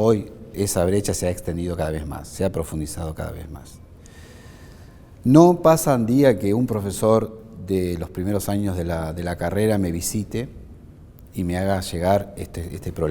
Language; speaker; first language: Spanish; native; Spanish